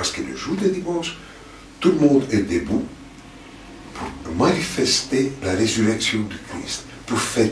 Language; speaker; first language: French; non-native, fluent; Greek